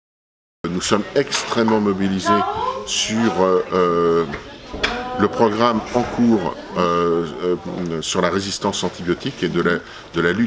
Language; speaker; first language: French; native; French